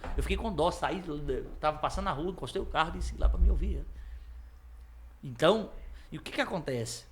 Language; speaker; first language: Portuguese; native; Portuguese